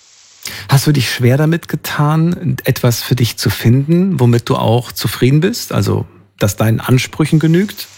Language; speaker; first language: German; native; German